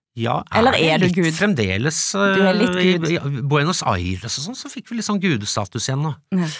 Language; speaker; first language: Norwegian; early bilingual, other home language; English